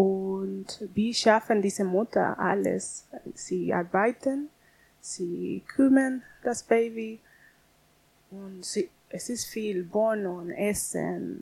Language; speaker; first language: German; non-native, learner; Spanish